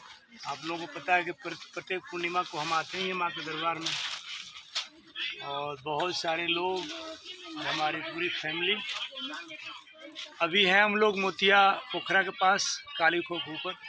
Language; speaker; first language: Hindi; non-native, local second language; Bhojpuri